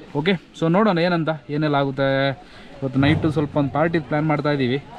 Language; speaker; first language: Kannada; non-native, local second language; Tulu